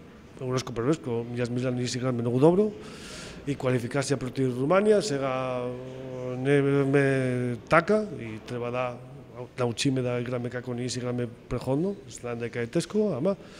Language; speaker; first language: Macedonian; non-native, fluent; Spanish